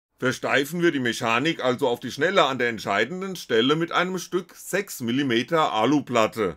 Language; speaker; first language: German; native; German